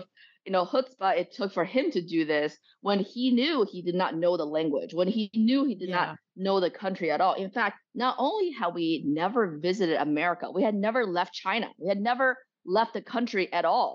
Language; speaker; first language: English; early bilingual, other home language; Chinese